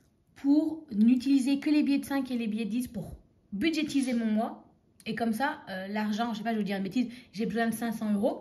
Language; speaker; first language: French; native; French